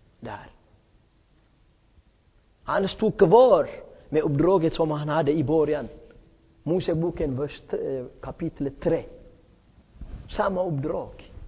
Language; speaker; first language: Swedish; non-native, fluent; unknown